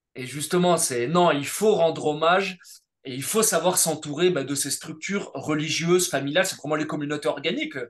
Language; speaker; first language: French; native; French